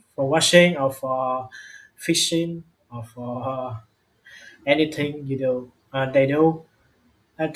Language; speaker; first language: English; non-native, learner; Vietnamese